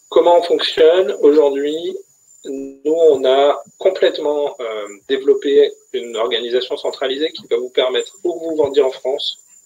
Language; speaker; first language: French; native; French